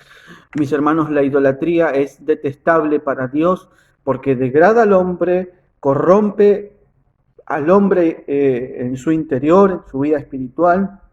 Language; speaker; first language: Spanish; native; Spanish